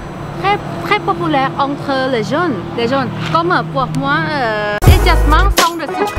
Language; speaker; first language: French; non-native, learner; Thai